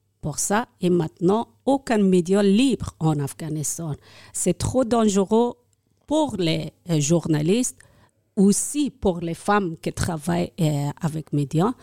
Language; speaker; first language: French; non-native, learner; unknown